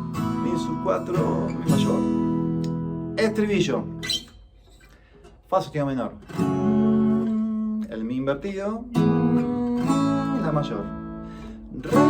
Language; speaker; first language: Spanish; native; Spanish